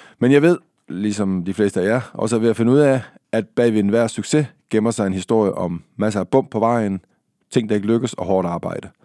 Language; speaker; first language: Danish; native; Danish